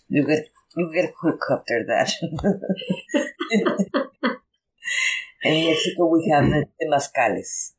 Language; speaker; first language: English; non-native, fluent; Spanish